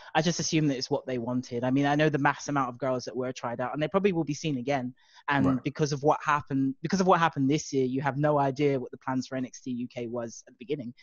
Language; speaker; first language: English; native; English